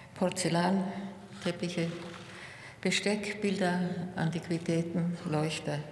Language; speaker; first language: German; native; German